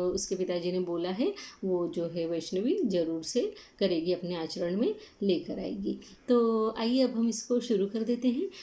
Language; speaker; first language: Hindi; non-native, local second language; Marathi